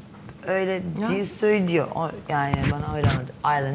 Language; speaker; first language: Turkish; early bilingual, heritage; Turkish